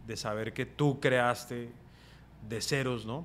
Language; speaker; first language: Spanish; native; Spanish